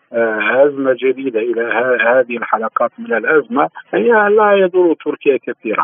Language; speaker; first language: Arabic; non-native, fluent; Turkish